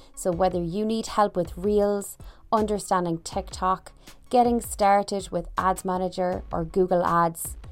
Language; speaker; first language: English; native; English